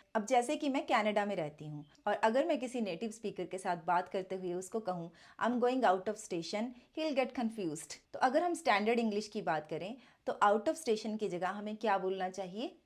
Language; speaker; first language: Hindi; native; Hindi